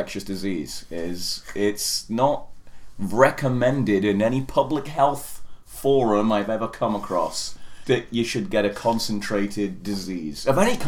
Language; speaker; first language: English; native; English